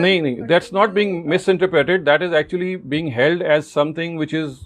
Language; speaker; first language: English; non-native, local second language; Urdu